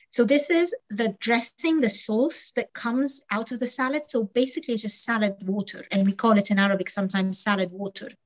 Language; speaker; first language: English; non-native, fluent; Arabic